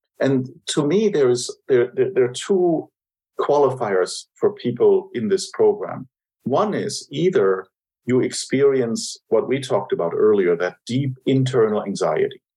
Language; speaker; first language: English; non-native, fluent; German